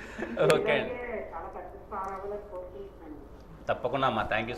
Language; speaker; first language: Telugu; native; Telugu